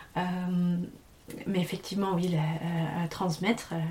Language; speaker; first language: French; non-native, fluent; English